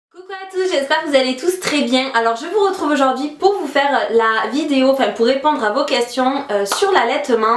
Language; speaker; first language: French; native; French